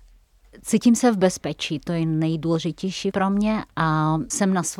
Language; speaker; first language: Czech; non-native, fluent; Tatar